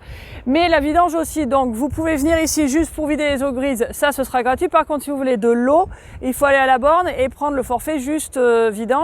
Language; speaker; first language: French; native; French